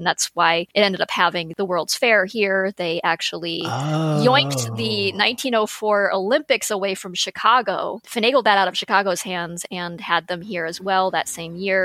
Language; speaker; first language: English; native; English